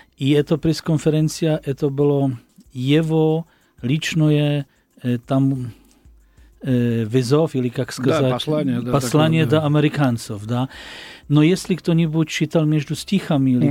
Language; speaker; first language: Russian; non-native, learner; Slovak